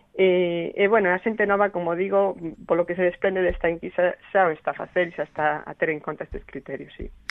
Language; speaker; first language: Galician; non-native, local second language; Spanish